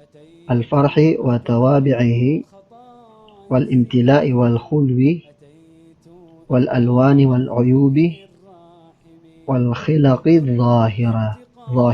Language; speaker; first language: Arabic; non-native, fluent; Maranao